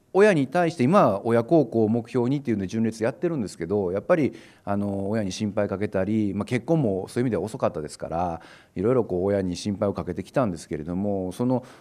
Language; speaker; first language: Japanese; native; Japanese